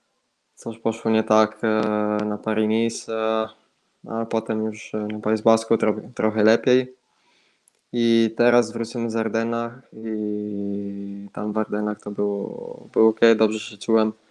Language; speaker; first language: Polish; non-native, fluent; Italian